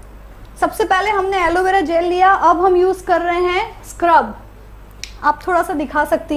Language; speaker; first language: Hindi; native; Hindi